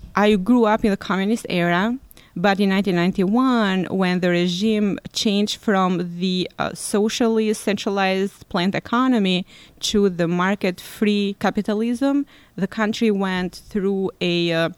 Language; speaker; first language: English; non-native, fluent; Albanian